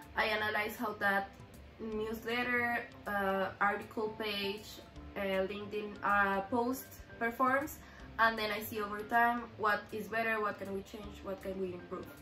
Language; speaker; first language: English; non-native, fluent; Spanish